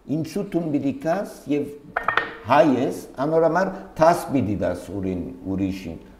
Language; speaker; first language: Armenian; early bilingual, heritage; French